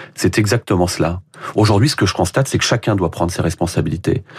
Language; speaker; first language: French; native; French